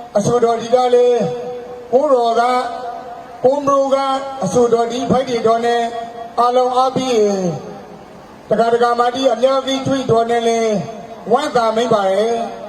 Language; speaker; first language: Burmese; native; Burmese